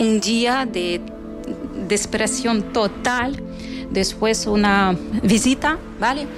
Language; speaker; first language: Spanish; non-native, fluent; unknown